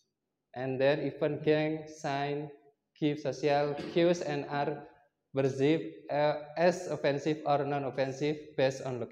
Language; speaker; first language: English; non-native, learner; Indonesian